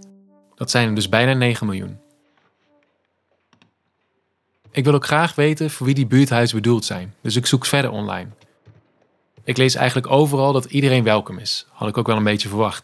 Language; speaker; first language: Dutch; native; Dutch